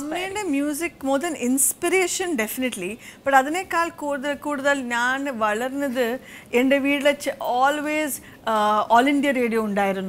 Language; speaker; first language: Malayalam; non-native, fluent; Kannada